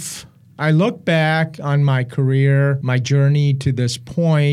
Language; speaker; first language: English; early bilingual, other home language; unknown